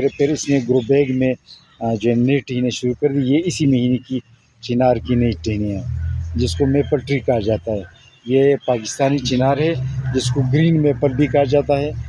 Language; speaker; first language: Urdu; non-native, local second language; Pashto